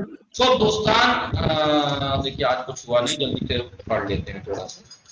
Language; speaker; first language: Urdu; native; Urdu